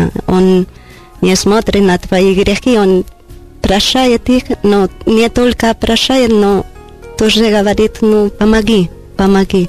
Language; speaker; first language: Russian; non-native, learner; Spanish